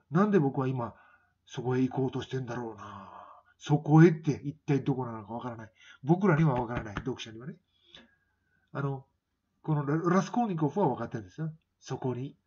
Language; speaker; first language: Japanese; native; Japanese